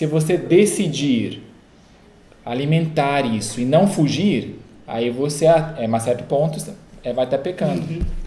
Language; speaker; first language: Portuguese; native; Portuguese